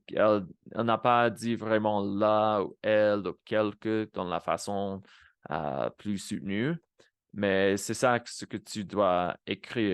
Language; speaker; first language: French; non-native, fluent; Spanish